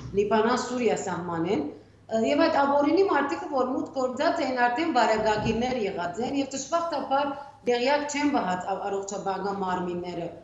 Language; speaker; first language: Armenian; early bilingual, heritage; Armenian